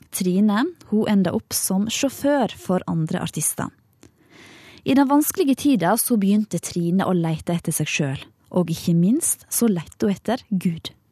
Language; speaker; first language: Norwegian; native; Norwegian